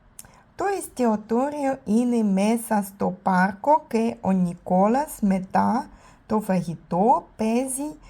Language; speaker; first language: Greek; non-native, learner; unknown